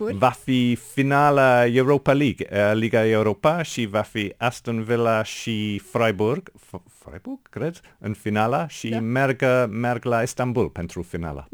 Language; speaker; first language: Romanian; non-native, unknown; English